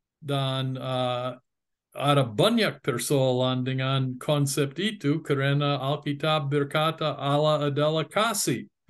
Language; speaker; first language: Indonesian; non-native, fluent; English